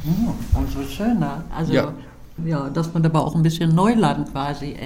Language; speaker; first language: German; native; German